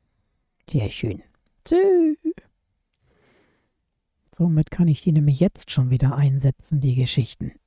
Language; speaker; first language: German; native; German